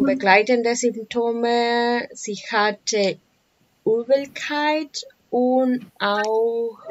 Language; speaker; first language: German; non-native, learner; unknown